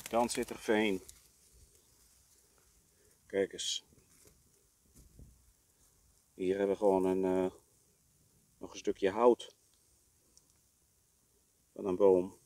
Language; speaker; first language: Dutch; native; Dutch